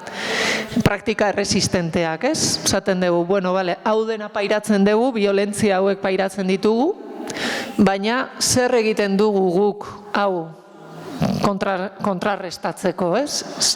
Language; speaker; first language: Basque; native; Basque